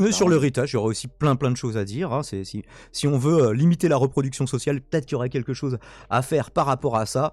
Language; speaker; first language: French; native; French